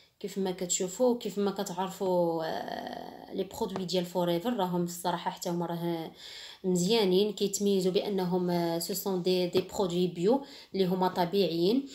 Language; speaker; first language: Arabic; native; Arabic